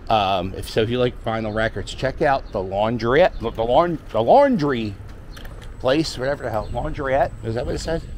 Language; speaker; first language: English; native; English